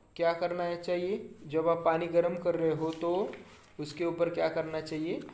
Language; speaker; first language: Hindi; non-native, local second language; Marathi